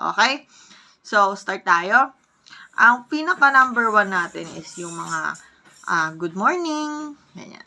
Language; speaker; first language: Filipino; non-native, local second language; Pangasinan